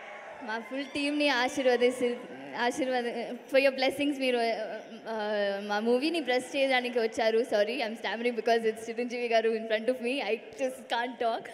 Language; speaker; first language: Telugu; non-native, local second language; Tamil